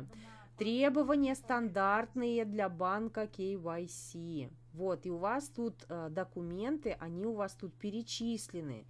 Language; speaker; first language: Russian; native; Russian